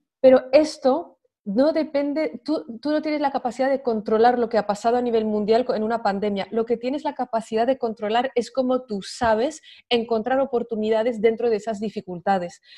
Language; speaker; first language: Spanish; non-native, fluent; French